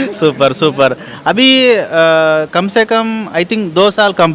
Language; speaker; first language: Hindi; non-native, local second language; Telugu